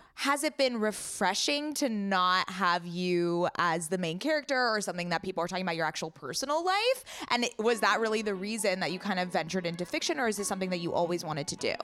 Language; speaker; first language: English; native; English